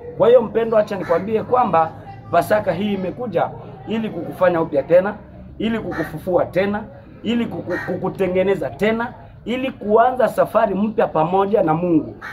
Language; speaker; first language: Swahili; native; Swahili